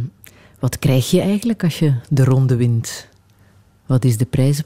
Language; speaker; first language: Dutch; native; Dutch